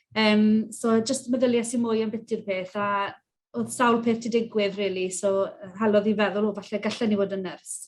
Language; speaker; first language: Welsh; native; Welsh